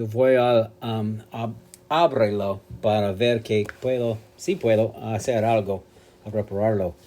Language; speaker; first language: Spanish; non-native, learner; English